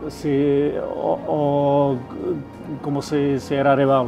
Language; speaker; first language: Spanish; non-native, fluent; Czech